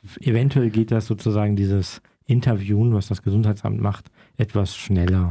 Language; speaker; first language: German; native; German